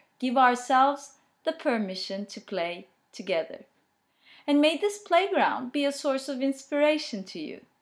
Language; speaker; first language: English; non-native, fluent; Turkish